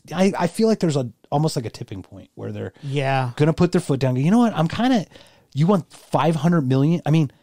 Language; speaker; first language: English; native; English